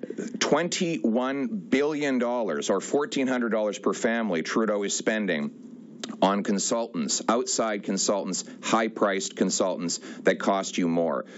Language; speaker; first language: English; native; English